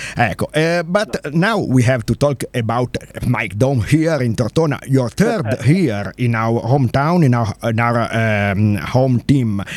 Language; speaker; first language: English; non-native, learner; Italian